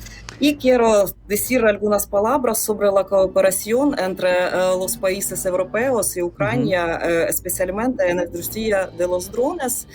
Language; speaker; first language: Spanish; non-native, fluent; Ukrainian